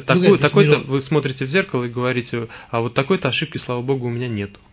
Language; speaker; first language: Russian; native; Russian